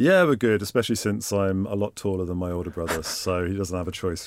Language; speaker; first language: English; native; English